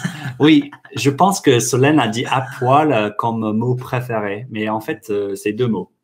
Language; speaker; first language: French; non-native, fluent; English